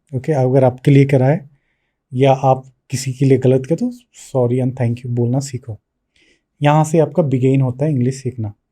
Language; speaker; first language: Hindi; non-native, local second language; Bangla